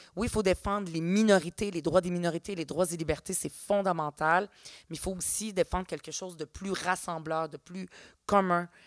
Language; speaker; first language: French; early bilingual, other home language; Arabic